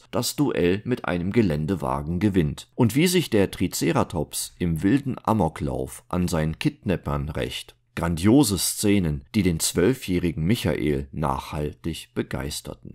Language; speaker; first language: German; native; German